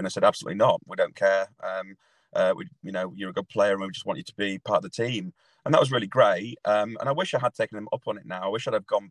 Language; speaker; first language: English; native; English